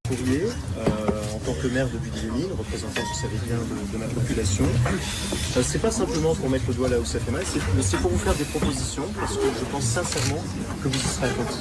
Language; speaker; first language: French; native; French